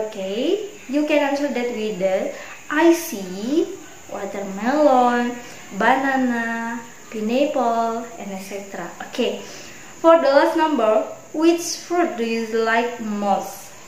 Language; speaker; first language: English; non-native, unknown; Indonesian